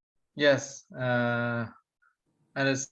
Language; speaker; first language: English; non-native, learner; Vietnamese